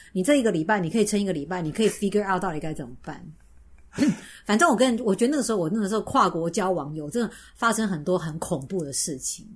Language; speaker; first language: Chinese; native; Chinese